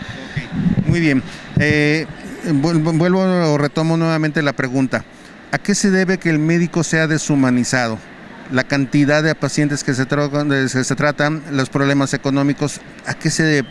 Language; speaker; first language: Spanish; native; Spanish